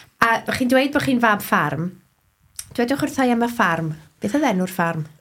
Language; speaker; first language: Welsh; native; Welsh